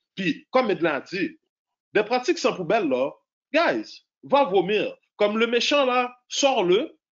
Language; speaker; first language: French; native; French